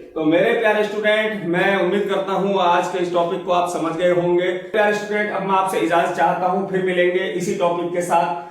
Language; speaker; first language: Urdu; native; Urdu